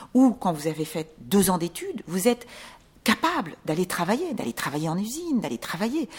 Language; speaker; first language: French; native; French